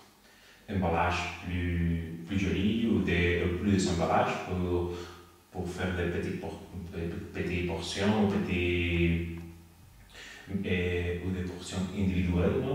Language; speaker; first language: French; non-native, learner; Spanish